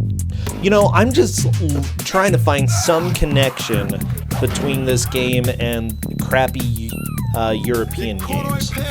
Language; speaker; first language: English; native; English